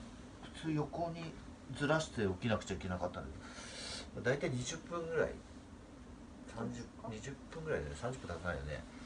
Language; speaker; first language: Japanese; native; Japanese